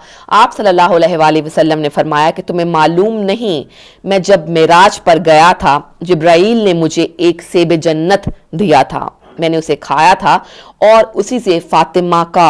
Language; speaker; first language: Urdu; native; Urdu